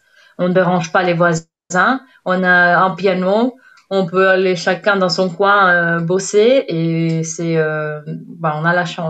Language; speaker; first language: French; non-native, fluent; Spanish